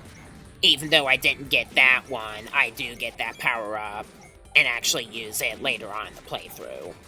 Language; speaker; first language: English; native; English